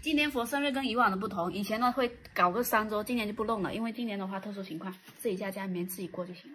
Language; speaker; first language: Chinese; native; Chinese